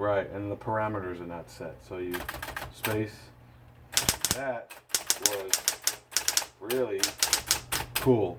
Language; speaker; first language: English; native; English